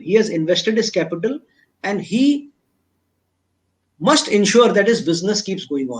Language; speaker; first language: English; non-native, local second language; Hindi